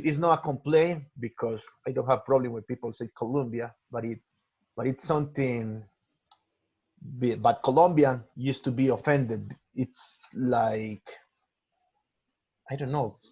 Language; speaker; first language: English; non-native, learner; Spanish